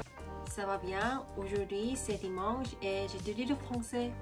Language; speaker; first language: French; non-native, learner; Korean